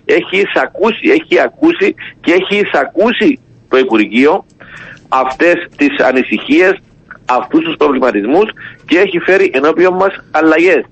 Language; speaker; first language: Greek; native; Greek